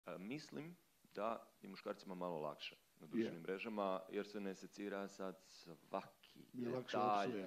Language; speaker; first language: Croatian; native; Croatian